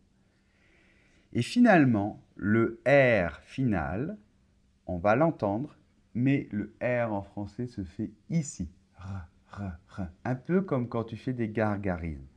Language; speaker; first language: French; native; French